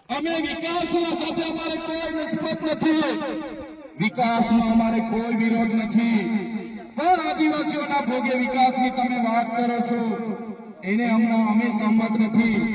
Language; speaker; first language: Gujarati; non-native, local second language; Bhili